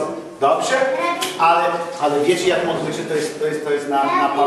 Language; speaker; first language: Polish; non-native, learner; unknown